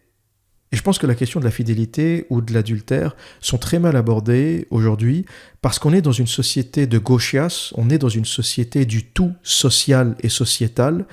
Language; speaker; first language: French; native; French